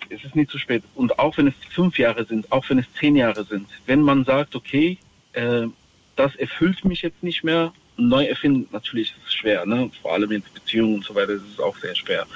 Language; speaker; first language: German; non-native, fluent; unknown